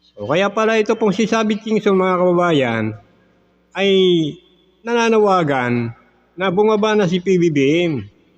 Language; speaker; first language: Filipino; native; Filipino